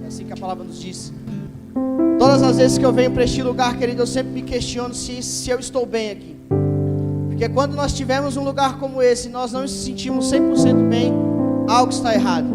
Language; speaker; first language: Portuguese; native; Portuguese